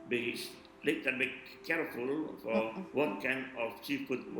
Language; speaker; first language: English; non-native, learner; Indonesian